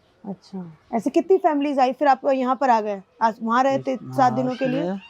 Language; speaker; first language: Hindi; native; Hindi